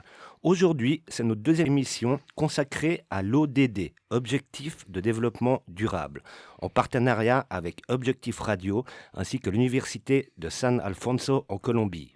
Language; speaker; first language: French; native; French